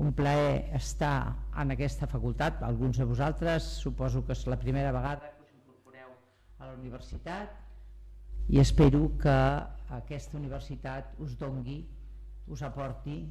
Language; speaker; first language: Catalan; native; Catalan